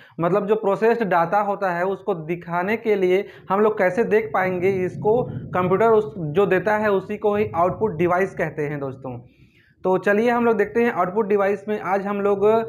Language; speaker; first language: Hindi; native; Hindi